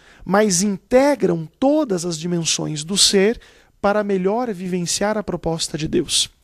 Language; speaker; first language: Portuguese; native; Portuguese